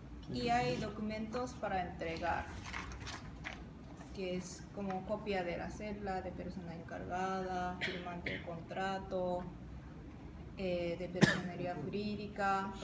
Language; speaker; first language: Spanish; non-native, fluent; Japanese